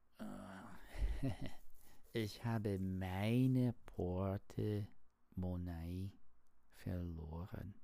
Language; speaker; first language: German; non-native, learner; English